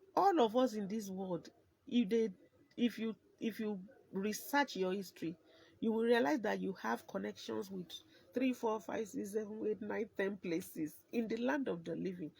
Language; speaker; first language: English; non-native, local second language; Yoruba